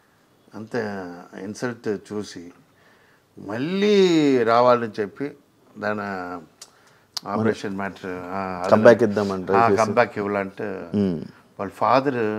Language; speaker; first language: Telugu; non-native, local second language; Tamil